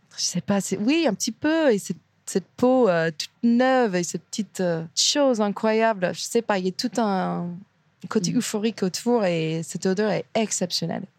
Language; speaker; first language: French; non-native, fluent; English